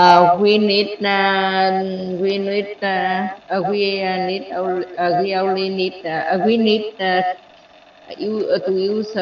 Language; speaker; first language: English; non-native, learner; Vietnamese